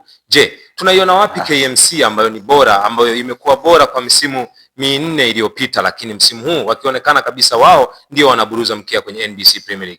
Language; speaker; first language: Swahili; native; Swahili